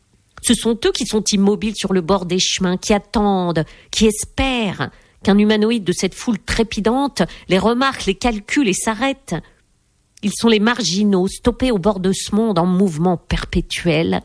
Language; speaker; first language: French; native; French